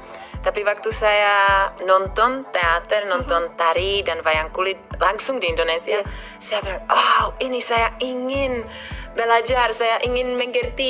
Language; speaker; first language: Indonesian; non-native, fluent; Czech